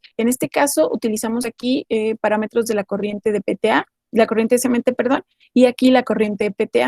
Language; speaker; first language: Spanish; native; Spanish